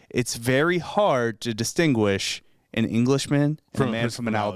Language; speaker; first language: English; native; English